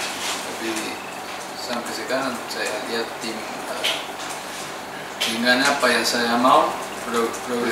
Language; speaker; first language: Indonesian; non-native, fluent; Spanish